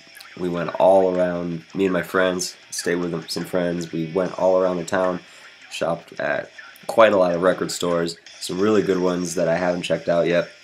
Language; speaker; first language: English; native; English